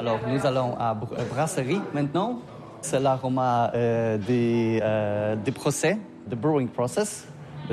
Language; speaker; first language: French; non-native, learner; Polish